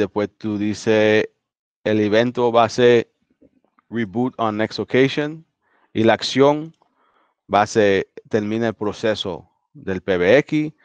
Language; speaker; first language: Spanish; early bilingual, heritage; Spanish